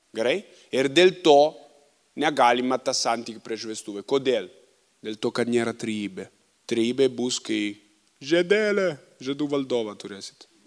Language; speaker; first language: Lithuanian; non-native, fluent; Italian